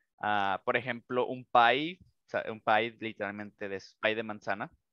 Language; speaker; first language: Spanish; native; Spanish